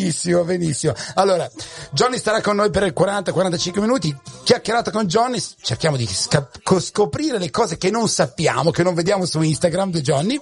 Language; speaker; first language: Italian; native; Italian